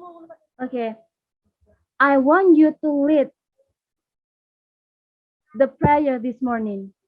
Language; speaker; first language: English; non-native, learner; Indonesian